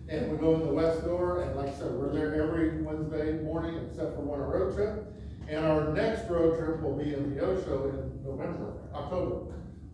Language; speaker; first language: English; native; English